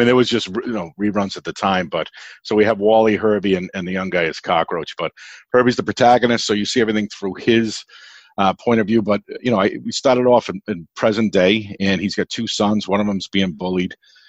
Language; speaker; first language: English; native; English